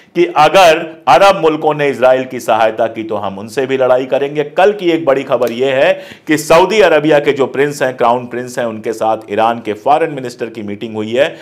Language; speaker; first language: Hindi; native; Hindi